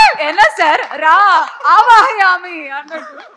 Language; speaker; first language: Telugu; native; Telugu